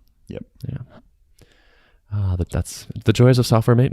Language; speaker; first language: English; native; English